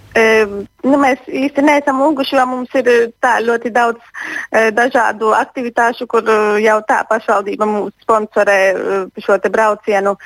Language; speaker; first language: Latvian; native; Latvian